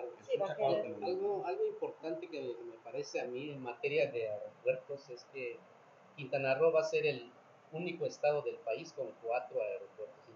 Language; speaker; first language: Spanish; native; Spanish